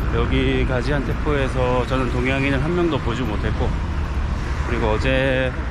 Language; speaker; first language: Korean; native; Korean